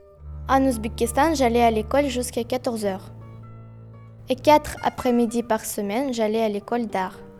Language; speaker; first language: French; non-native, learner; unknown